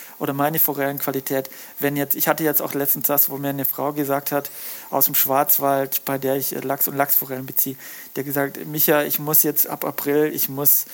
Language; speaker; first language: German; native; German